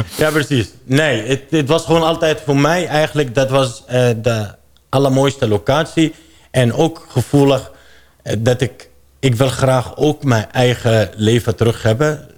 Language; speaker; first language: Dutch; non-native, fluent; Arabic